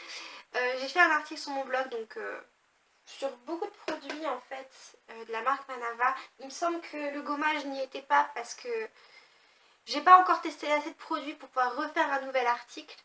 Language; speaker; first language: French; native; French